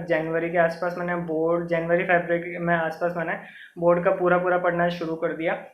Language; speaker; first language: Hindi; native; Hindi